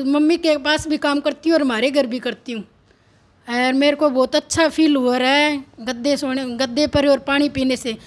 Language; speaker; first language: Hindi; native; Hindi